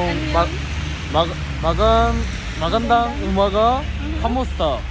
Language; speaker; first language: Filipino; non-native, learner; Korean